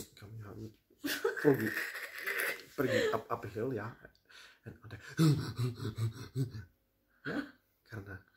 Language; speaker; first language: Indonesian; non-native, learner; Czech